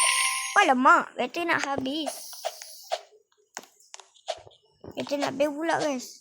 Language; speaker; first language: Malay; native; Malay